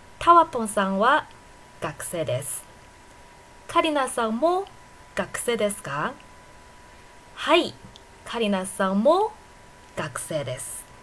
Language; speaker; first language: Japanese; non-native, fluent; Chinese